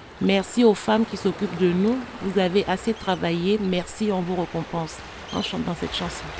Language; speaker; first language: French; non-native, local second language; Susu